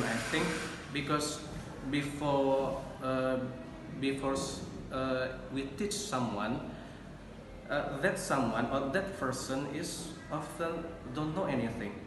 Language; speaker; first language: English; non-native, learner; Indonesian